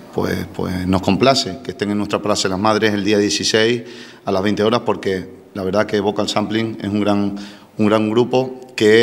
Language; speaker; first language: Spanish; native; Spanish